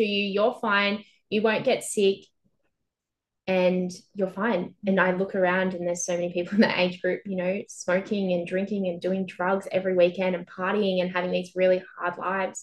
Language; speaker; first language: English; native; English